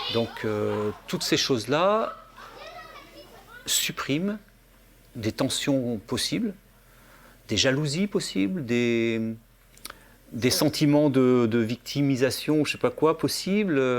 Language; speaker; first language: French; native; French